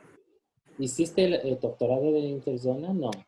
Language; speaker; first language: Spanish; non-native, fluent; Chinese